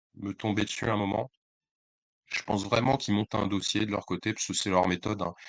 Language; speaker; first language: French; native; French